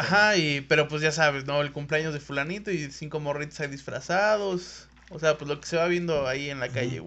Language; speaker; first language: Spanish; native; Spanish